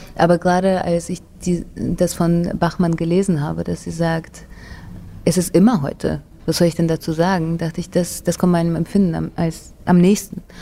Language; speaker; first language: German; early bilingual, other home language; Russian